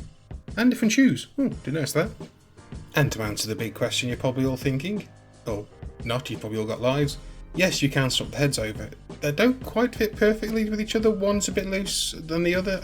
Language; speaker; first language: English; native; English